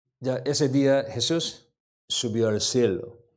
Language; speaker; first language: Spanish; non-native, learner; Korean